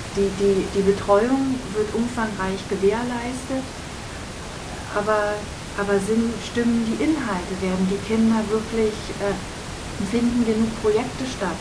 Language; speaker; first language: German; native; German